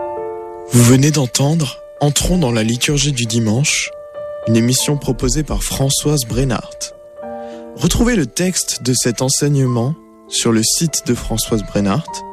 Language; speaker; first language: French; native; French